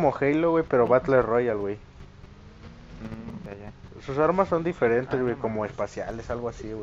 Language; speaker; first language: Spanish; native; Spanish